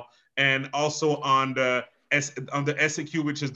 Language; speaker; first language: English; non-native, fluent; French